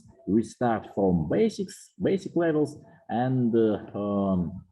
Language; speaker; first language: English; non-native, fluent; Russian